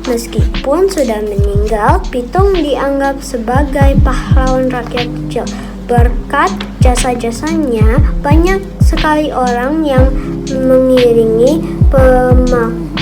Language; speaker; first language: Indonesian; native; Indonesian